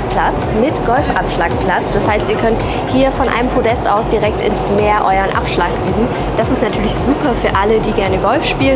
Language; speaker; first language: German; native; German